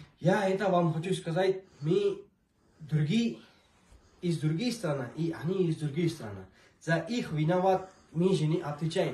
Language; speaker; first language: Russian; non-native, learner; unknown